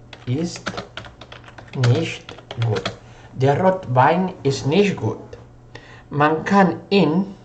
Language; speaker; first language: German; non-native, fluent; Spanish